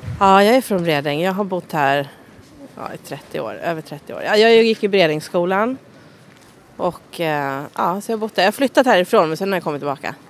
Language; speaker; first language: Swedish; native; Swedish